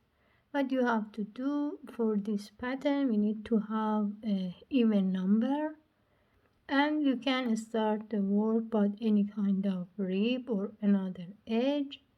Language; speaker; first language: English; non-native, learner; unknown